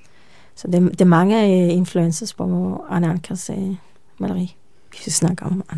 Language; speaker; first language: Danish; non-native, learner; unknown